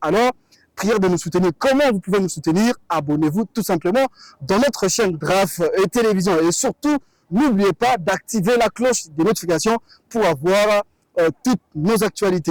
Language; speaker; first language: French; non-native, local second language; Lingala